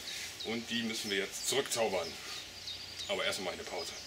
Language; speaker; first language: German; native; German